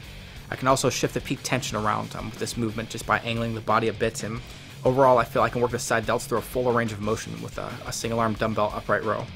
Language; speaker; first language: English; native; English